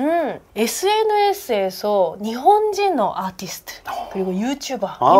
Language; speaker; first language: Korean; non-native, fluent; Japanese